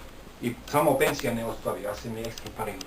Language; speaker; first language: Bulgarian; non-native, learner; Finnish